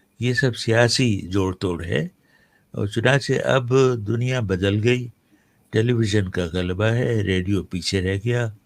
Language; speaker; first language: Urdu; native; Urdu